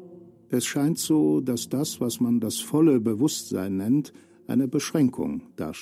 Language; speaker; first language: German; native; German